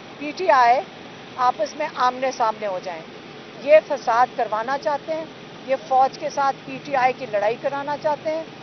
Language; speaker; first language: Urdu; native; Urdu